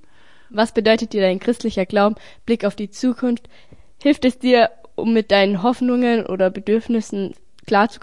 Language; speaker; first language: German; native; German